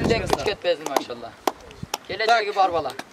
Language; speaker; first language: Kyrgyz; native; Kyrgyz